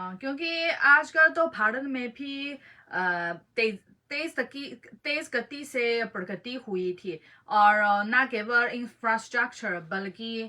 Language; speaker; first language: Hindi; non-native, fluent; Chinese